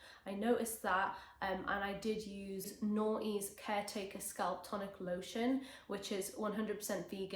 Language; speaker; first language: English; native; English